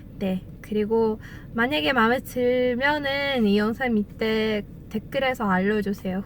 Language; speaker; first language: Korean; non-native, fluent; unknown